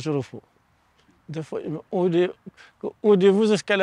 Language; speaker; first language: French; non-native, learner; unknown